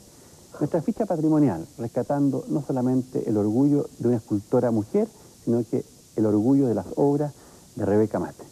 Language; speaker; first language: Spanish; native; Spanish